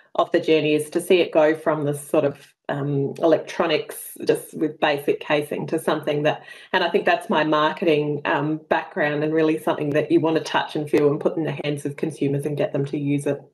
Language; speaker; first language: English; native; English